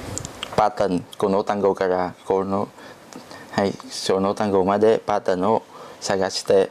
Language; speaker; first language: Japanese; non-native, learner; Vietnamese